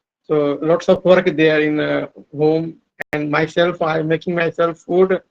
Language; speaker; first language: English; non-native, learner; Hindi